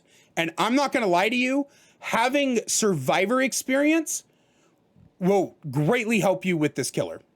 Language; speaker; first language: English; native; English